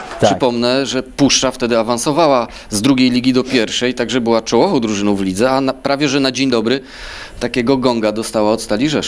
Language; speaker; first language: Polish; native; Polish